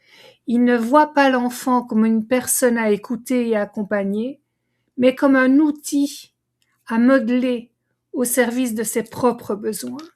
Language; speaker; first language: French; native; French